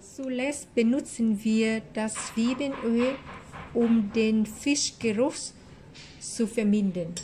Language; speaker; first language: German; non-native, fluent; Vietnamese